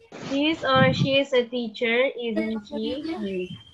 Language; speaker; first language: English; non-native, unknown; Indonesian